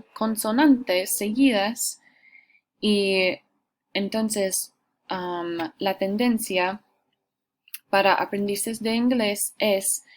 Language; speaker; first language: Spanish; non-native, fluent; English